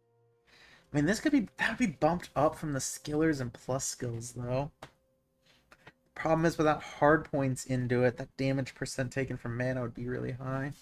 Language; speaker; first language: English; native; English